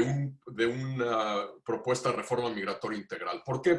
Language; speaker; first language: Spanish; native; Spanish